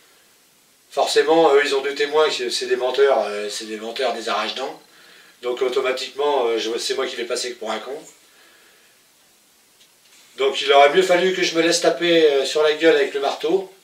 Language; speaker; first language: French; native; French